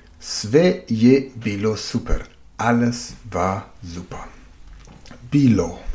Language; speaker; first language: German; native; German